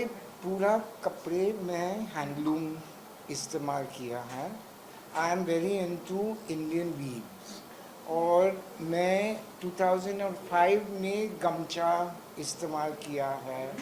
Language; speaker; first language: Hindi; non-native, local second language; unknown